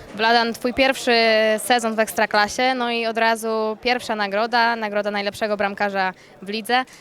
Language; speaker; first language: Polish; native; Polish